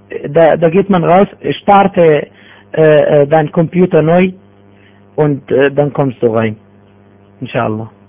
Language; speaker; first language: German; non-native, fluent; Arabic